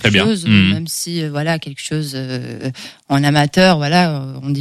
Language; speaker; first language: French; non-native, local second language; Arabic